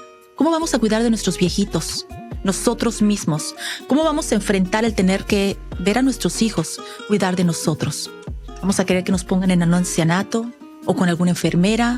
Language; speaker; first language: Spanish; native; Spanish